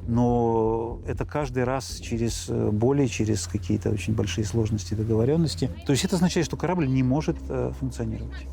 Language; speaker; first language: Russian; native; Russian